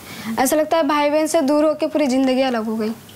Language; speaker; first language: Hindi; native; Hindi